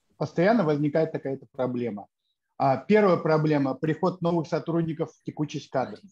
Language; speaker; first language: Russian; non-native, local second language; Kazakh